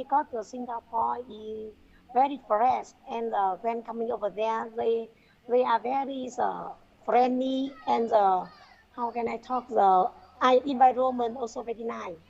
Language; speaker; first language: English; non-native, learner; Vietnamese